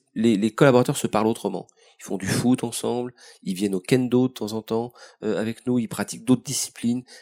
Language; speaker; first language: French; native; French